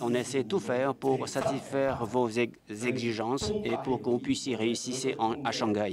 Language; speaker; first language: French; non-native, fluent; Chinese